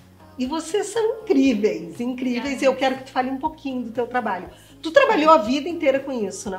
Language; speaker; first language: Portuguese; native; Portuguese